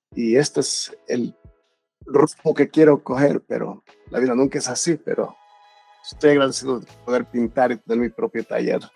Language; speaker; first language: Spanish; native; Spanish